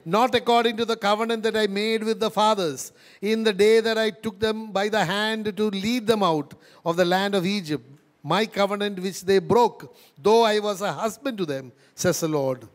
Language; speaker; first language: English; non-native, local second language; Malayalam